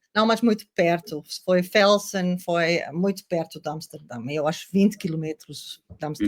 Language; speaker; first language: Portuguese; non-native, learner; Dutch